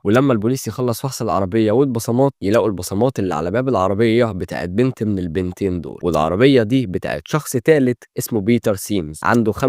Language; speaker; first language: Arabic; native; Arabic